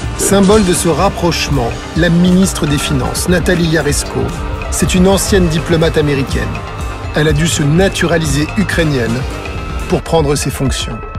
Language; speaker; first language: French; native; French